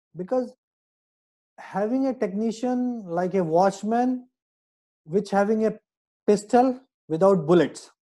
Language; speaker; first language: English; non-native, local second language; Hindi